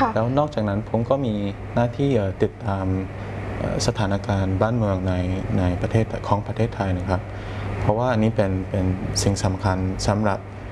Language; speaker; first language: Thai; non-native, fluent; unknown